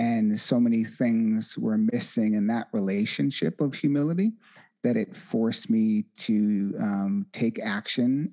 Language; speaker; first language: English; native; English